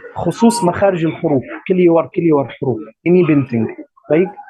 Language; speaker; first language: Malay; non-native, learner; Arabic